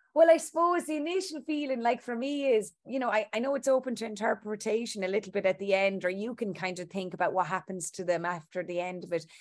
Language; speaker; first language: English; native; English